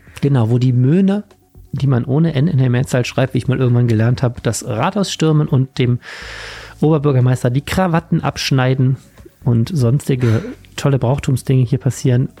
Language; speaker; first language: German; native; German